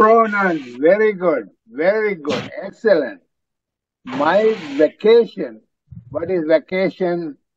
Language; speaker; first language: English; non-native, fluent; Tamil